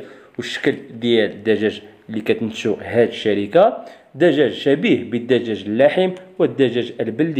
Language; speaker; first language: Arabic; native; Arabic